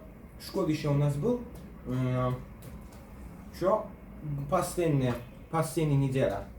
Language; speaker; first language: Russian; early bilingual, heritage; Russian